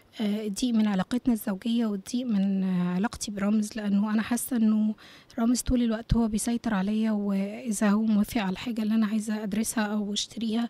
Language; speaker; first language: Arabic; native; Arabic